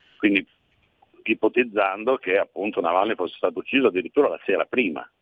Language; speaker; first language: Italian; native; Italian